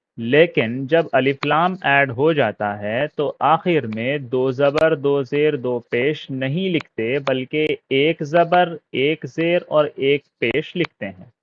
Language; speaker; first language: Urdu; native; Urdu